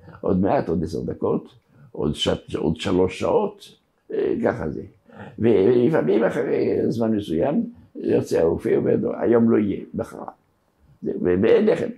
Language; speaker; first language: Hebrew; non-native, fluent; French